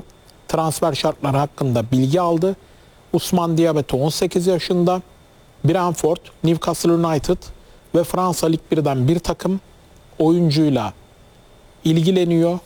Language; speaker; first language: Turkish; native; Turkish